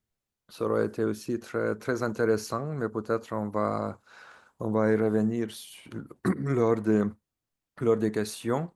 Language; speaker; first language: French; non-native, fluent; Estonian